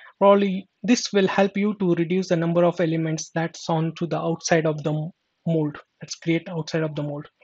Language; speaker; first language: English; non-native, local second language; Marathi